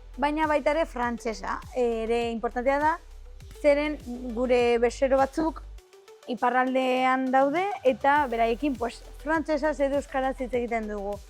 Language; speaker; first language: Basque; non-native, local second language; Spanish